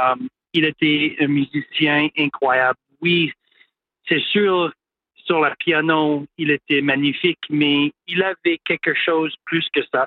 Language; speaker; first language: French; non-native, local second language; English